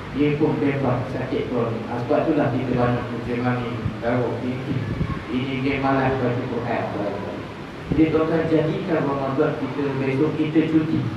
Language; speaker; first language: Malay; native; Malay